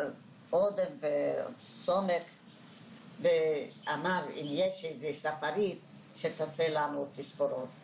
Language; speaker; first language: Hebrew; non-native, fluent; Hungarian